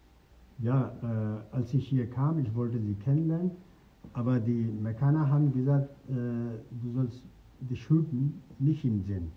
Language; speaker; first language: German; non-native, fluent; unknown